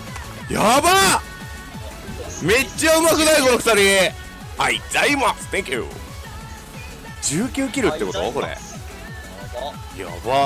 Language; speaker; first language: Japanese; native; Japanese